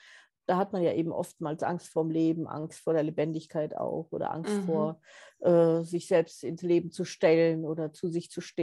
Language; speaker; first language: German; native; German